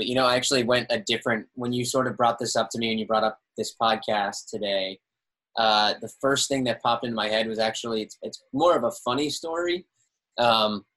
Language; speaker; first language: English; native; English